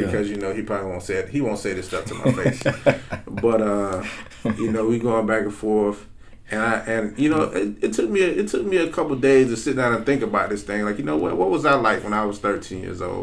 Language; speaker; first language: English; native; English